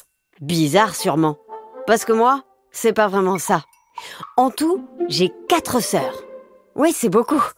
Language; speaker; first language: French; native; French